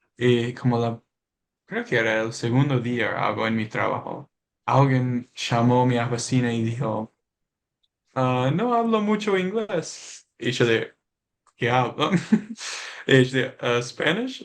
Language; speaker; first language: Spanish; non-native, learner; English